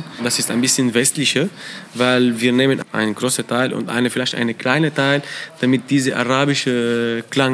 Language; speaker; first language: German; non-native, learner; Arabic